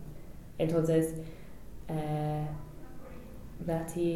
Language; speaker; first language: Spanish; non-native, learner; English